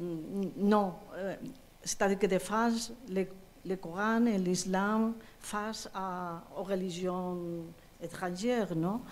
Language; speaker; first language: French; non-native, fluent; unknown